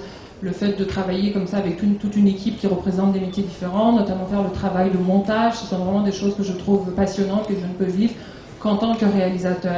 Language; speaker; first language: French; native; French